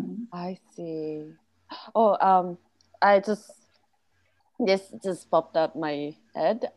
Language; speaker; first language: English; non-native, fluent; Japanese